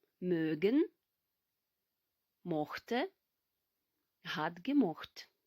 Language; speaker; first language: German; non-native, fluent; Ukrainian